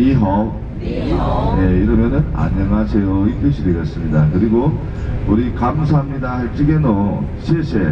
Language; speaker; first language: Korean; native; Korean